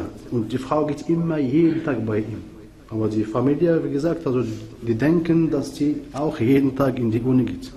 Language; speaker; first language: German; non-native, fluent; Arabic